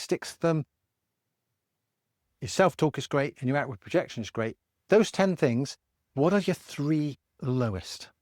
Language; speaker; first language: English; native; English